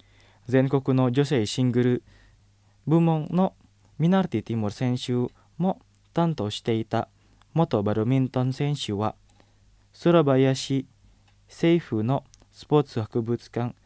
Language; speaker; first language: Japanese; non-native, fluent; Indonesian